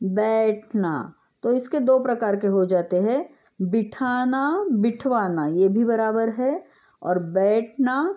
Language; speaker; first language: Hindi; non-native, local second language; Marathi